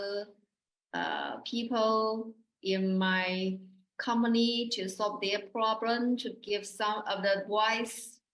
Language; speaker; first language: English; non-native, learner; Chinese